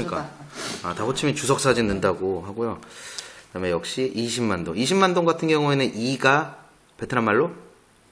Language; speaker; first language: Korean; native; Korean